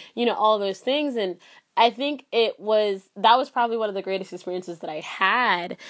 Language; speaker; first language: English; early bilingual, other home language; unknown